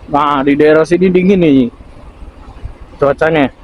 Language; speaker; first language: Indonesian; native; Indonesian